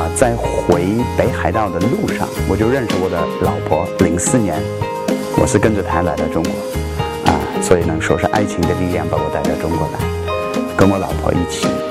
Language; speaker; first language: Chinese; non-native, fluent; English